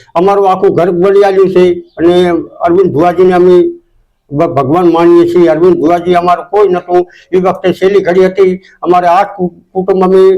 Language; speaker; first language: Gujarati; native; Gujarati